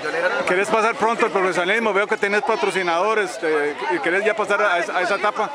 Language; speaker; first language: Spanish; native; Spanish